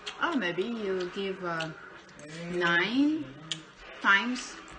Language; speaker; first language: English; non-native, local second language; Cebuano